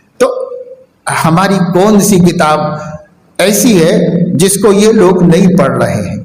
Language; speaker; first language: Urdu; native; Urdu